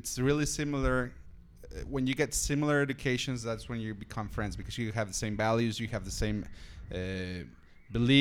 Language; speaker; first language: English; non-native, fluent; Spanish